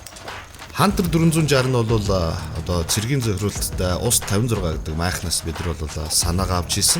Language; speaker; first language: Mongolian; native; Mongolian